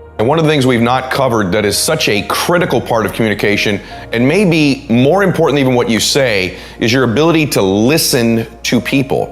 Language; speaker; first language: English; native; English